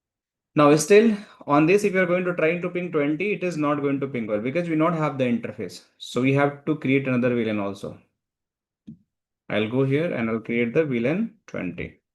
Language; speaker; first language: English; non-native, local second language; Hindi